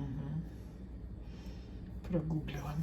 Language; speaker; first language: Russian; native; Russian